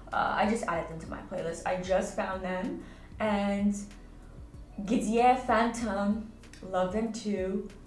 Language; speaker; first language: English; native; English